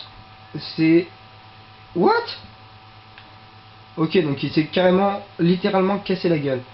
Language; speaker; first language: French; native; French